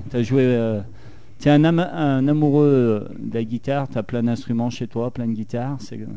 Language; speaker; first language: French; native; French